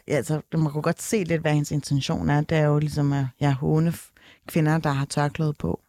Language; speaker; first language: Danish; native; Danish